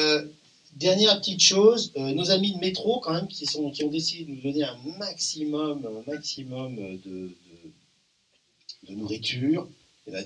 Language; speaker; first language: French; native; French